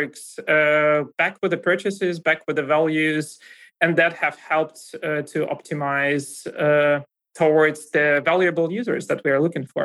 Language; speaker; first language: English; non-native, fluent; Russian